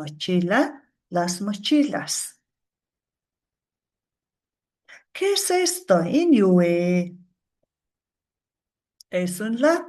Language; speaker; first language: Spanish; non-native, fluent; Mongolian